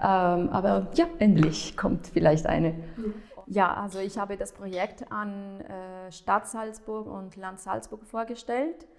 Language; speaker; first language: German; non-native, fluent; Italian